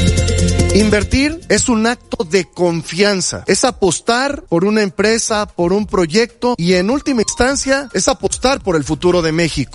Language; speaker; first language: Spanish; native; Spanish